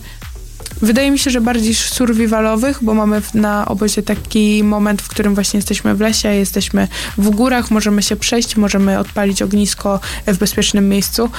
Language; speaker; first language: Polish; native; Polish